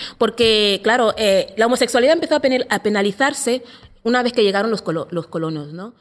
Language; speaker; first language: Spanish; non-native, local second language; Fang